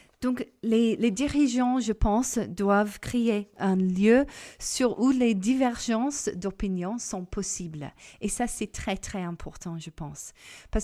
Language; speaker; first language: French; non-native, fluent; English